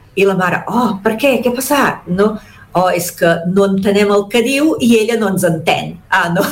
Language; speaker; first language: Catalan; early bilingual, heritage; Catalan